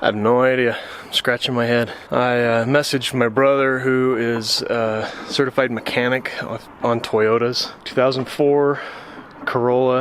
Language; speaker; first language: English; native; English